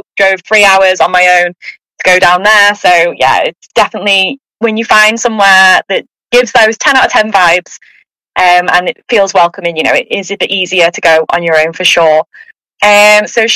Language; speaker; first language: English; native; English